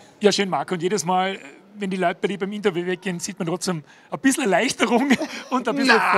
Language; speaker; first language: German; native; German